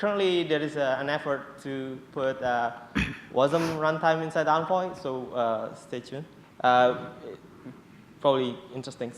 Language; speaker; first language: English; non-native, fluent; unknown